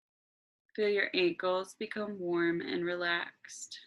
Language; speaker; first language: English; native; English